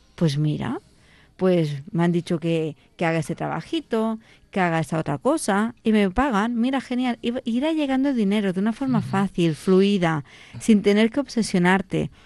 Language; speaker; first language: Spanish; non-native, local second language; Catalan